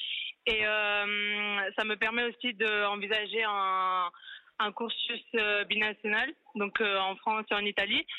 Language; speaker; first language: French; early bilingual, other home language; Italian